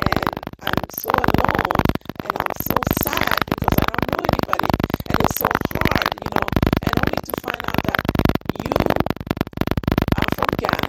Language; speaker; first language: English; non-native, local second language; Ewe